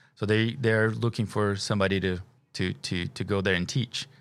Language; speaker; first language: English; non-native, fluent; Portuguese